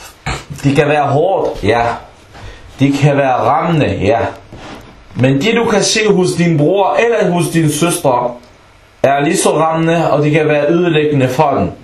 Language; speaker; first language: Danish; non-native, local second language; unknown